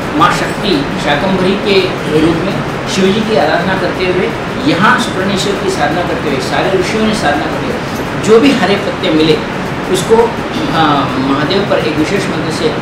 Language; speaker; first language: Hindi; native; Hindi